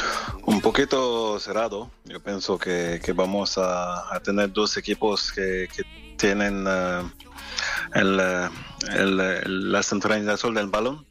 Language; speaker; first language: Spanish; non-native, fluent; French